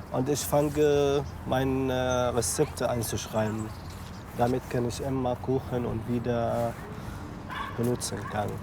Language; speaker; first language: German; non-native, learner; Arabic